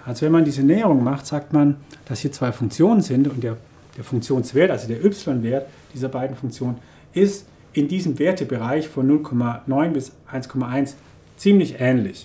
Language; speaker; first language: German; native; German